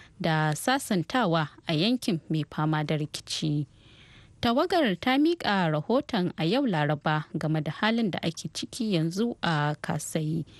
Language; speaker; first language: Hausa; native; Hausa